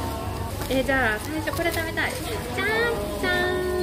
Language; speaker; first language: Japanese; native; Japanese